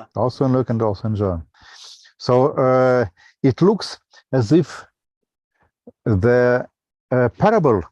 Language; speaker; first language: English; non-native, fluent; Russian